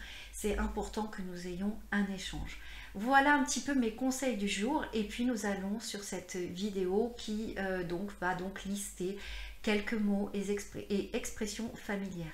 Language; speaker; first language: French; native; French